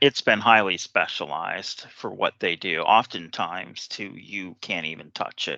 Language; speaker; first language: English; native; English